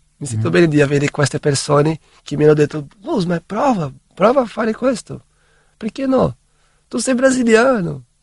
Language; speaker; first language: Italian; non-native, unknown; Portuguese